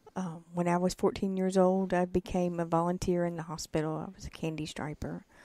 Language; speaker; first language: English; native; English